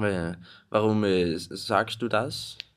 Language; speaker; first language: German; non-native, learner; Danish